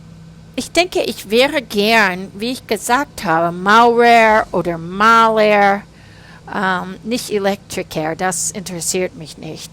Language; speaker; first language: German; non-native, fluent; English